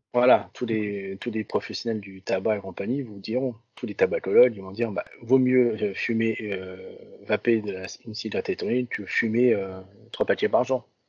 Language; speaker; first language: French; early bilingual, other home language; Vietnamese